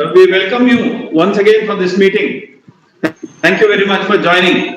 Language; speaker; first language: English; non-native, local second language; Kannada